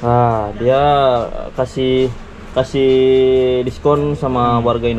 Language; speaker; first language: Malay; non-native, local second language; Sundanese